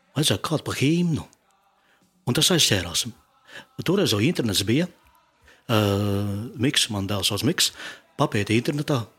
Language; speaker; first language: Latvian; native; Latvian